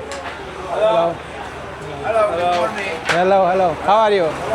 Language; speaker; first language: English; non-native, learner; Romanian